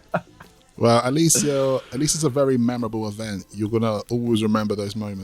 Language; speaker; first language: English; native; English